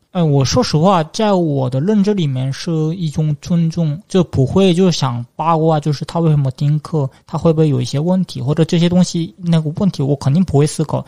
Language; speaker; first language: Chinese; non-native, fluent; Korean